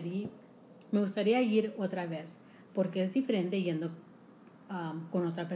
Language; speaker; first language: Spanish; early bilingual, heritage; English